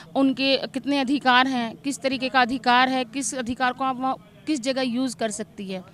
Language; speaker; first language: Hindi; native; Hindi